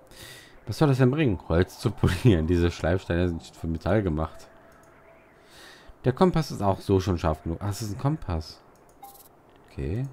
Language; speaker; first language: German; native; German